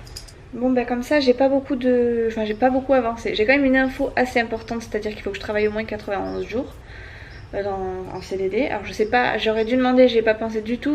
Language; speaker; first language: French; native; French